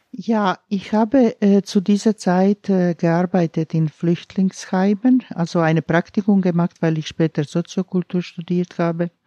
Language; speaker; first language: German; non-native, fluent; Croatian